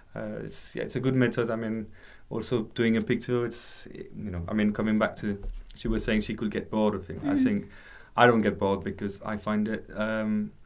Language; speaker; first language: English; non-native, fluent; French